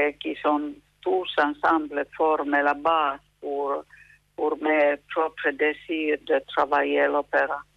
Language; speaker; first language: French; non-native, fluent; Italian